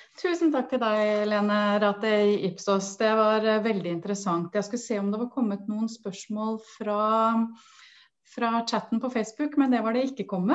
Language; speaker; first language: Norwegian; native; Norwegian